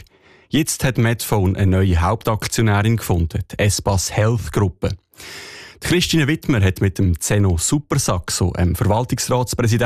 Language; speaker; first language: German; native; German